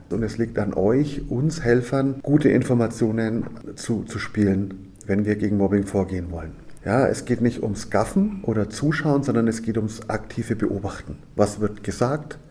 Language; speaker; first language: German; native; German